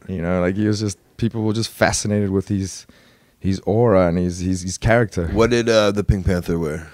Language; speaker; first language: English; native; English